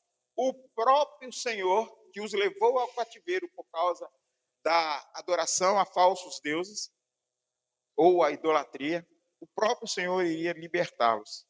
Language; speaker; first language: Portuguese; native; Portuguese